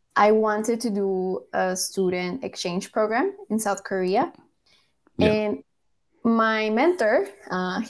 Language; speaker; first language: English; early bilingual, other home language; Spanish